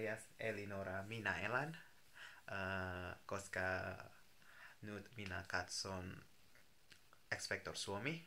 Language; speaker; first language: Finnish; non-native, learner; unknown